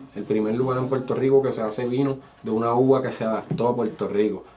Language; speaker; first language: Spanish; native; Spanish